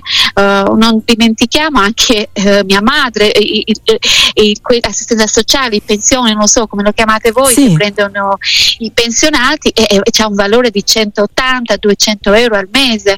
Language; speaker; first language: Italian; non-native, fluent; Albanian